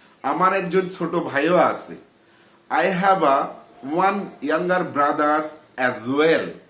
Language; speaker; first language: English; non-native, local second language; Bangla